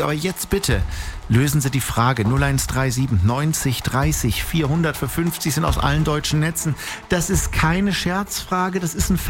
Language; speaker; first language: German; native; German